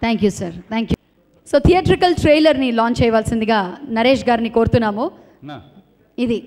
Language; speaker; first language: Telugu; native; Telugu